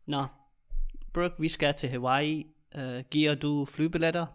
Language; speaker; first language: Danish; native; Danish